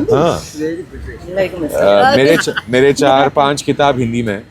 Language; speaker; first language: Hindi; non-native, local second language; Malayalam